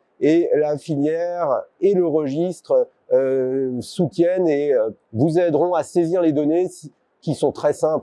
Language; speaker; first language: French; native; French